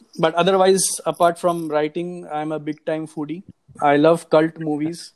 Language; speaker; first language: English; non-native, local second language; Hindi